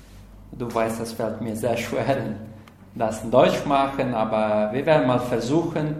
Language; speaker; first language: German; non-native, learner; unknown